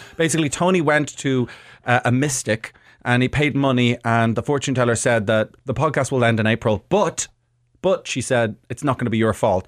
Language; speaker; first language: English; native; English